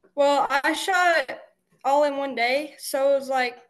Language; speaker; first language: English; native; English